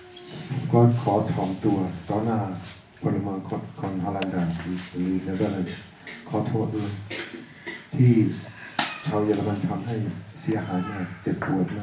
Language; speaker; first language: Thai; non-native, fluent; German